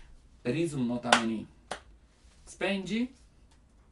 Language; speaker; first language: Japanese; non-native, learner; Italian